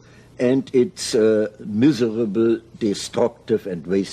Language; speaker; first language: English; non-native, fluent; German